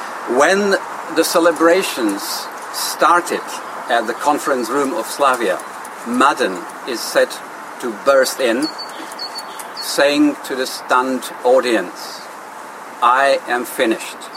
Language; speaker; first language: English; non-native, fluent; Czech